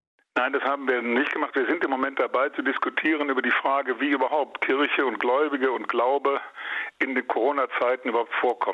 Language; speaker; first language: German; native; German